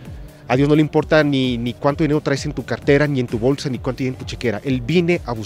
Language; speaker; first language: Spanish; native; Spanish